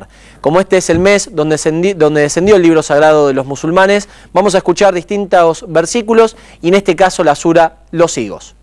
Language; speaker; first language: Spanish; native; Spanish